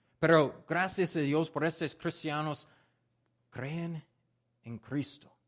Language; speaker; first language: Spanish; non-native, learner; English